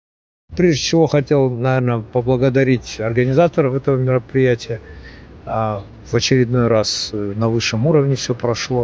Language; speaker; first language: Russian; native; Russian